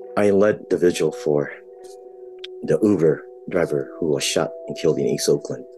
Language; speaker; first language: English; non-native, local second language; Filipino